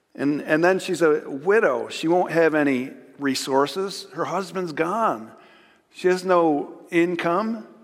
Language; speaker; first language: English; native; English